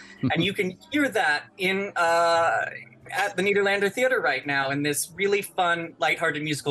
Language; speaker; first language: English; native; English